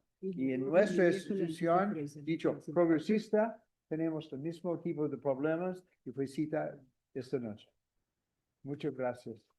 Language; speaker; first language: Spanish; non-native, fluent; English